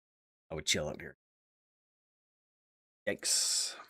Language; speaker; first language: English; native; English